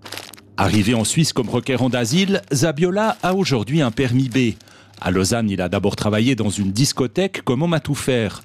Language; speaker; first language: French; native; French